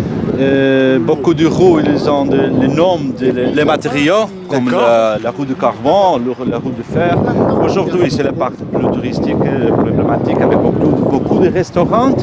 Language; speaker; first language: French; non-native, learner; Portuguese